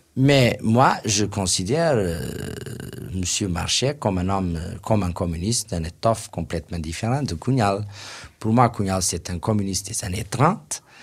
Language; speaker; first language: French; non-native, fluent; Portuguese